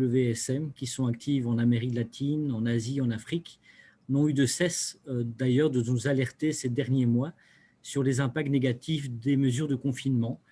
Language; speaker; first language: French; native; French